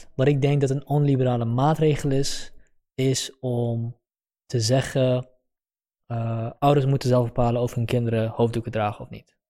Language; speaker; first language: Dutch; early bilingual, other home language; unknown